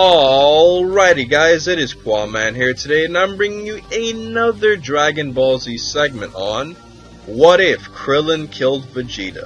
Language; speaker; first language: English; native; English